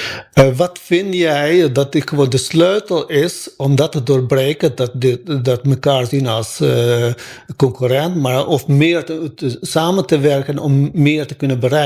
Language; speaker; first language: Dutch; non-native, fluent; Albanian